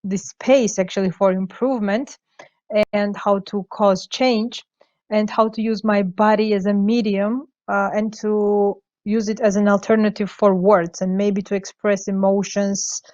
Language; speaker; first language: English; non-native, fluent; Georgian